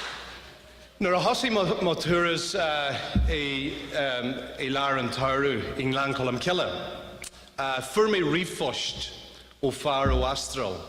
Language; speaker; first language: Irish; non-native, learner; English